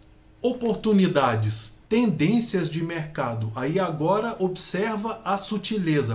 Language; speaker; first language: Portuguese; native; Portuguese